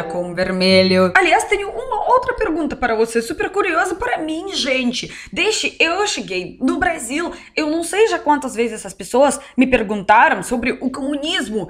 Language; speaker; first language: Portuguese; non-native, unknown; Russian